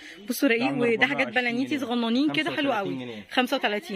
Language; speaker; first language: Arabic; native; Arabic